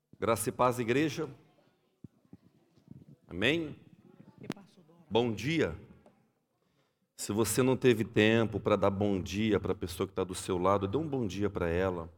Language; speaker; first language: Portuguese; native; Portuguese